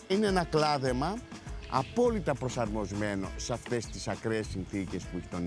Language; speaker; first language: Greek; native; Greek